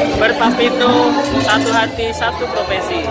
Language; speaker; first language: Indonesian; native; Indonesian